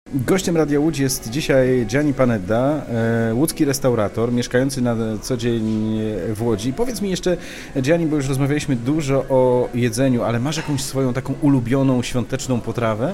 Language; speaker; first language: Polish; native; Polish